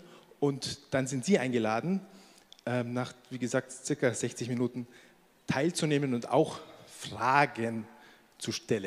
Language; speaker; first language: German; native; German